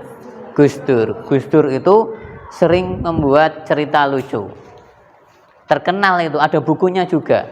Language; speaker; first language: Indonesian; native; Indonesian